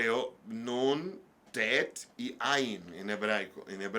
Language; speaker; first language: Spanish; non-native, learner; English